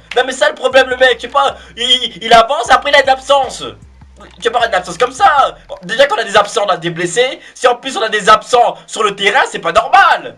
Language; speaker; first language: French; native; French